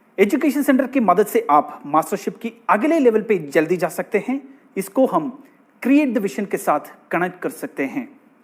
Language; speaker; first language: Hindi; non-native, local second language; Malayalam